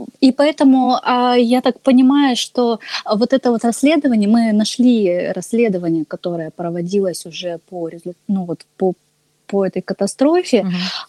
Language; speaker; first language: Russian; native; Russian